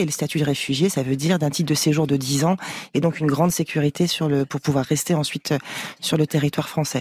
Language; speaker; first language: French; native; French